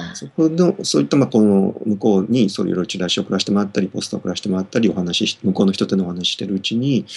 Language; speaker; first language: Japanese; native; Japanese